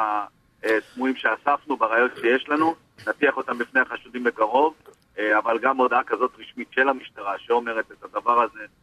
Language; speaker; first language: Hebrew; native; Hebrew